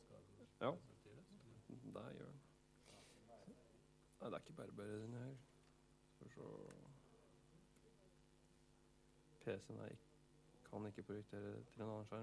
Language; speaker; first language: Norwegian; native; Norwegian